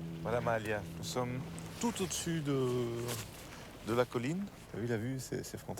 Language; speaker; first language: French; native; French